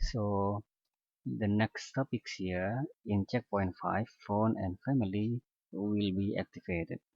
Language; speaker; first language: English; non-native, fluent; Indonesian